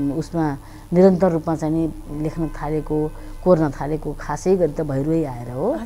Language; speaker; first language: Nepali; native; Nepali